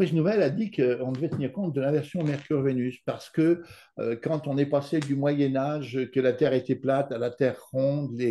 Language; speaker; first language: French; native; French